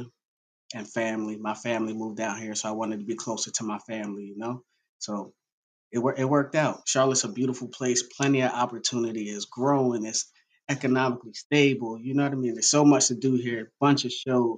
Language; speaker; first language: English; native; English